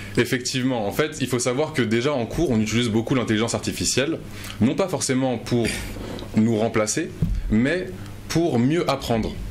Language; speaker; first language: French; non-native, local second language; Mossi